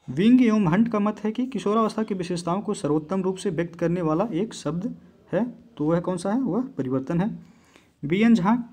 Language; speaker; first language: Hindi; native; Hindi